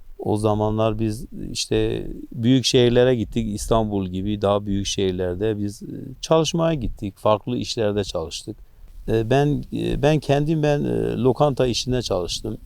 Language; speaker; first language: Turkish; native; Turkish